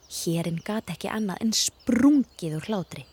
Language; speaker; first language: Icelandic; native; Icelandic